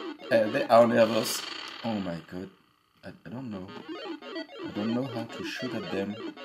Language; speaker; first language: English; non-native, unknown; French